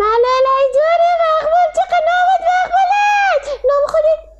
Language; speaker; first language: Persian; native; Persian